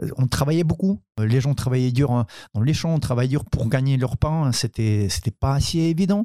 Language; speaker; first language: French; non-native, fluent; Ukrainian